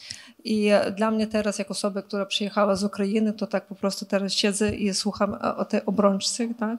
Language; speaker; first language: Polish; non-native, fluent; Ukrainian